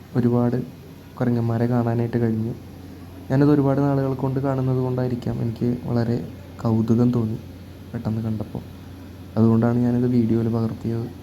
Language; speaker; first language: Malayalam; native; Malayalam